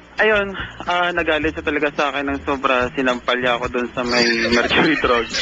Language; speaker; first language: Filipino; non-native, local second language; Hiligaynon